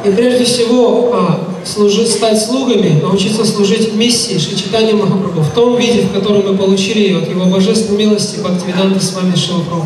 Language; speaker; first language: Russian; native; Russian